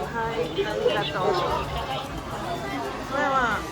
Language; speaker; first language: Japanese; non-native, learner; English